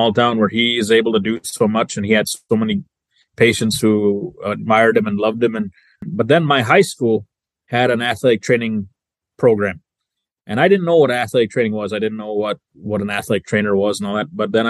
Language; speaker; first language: English; native; English